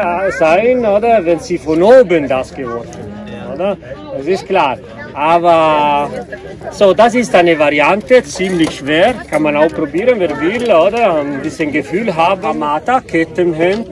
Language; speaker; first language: German; non-native, fluent; Italian